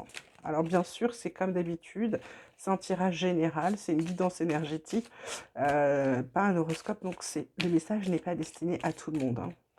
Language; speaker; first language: French; native; French